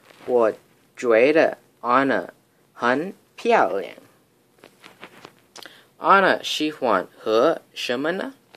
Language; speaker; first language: Chinese; non-native, learner; English